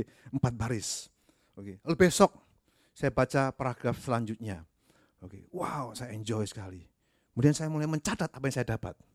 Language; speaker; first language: Indonesian; native; Indonesian